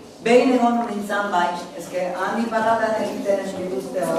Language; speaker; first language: Basque; non-native, fluent; Finnish